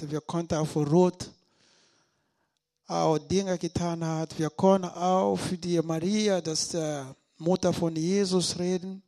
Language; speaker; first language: German; non-native, learner; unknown